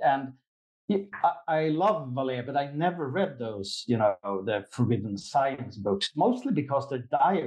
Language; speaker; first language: English; non-native, fluent; Swedish